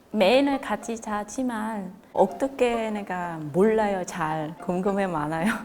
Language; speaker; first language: Korean; non-native, learner; Vietnamese